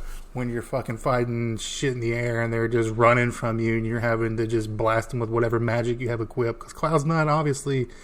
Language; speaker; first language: English; native; English